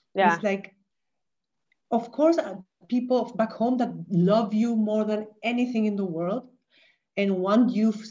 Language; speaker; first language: English; non-native, fluent; Spanish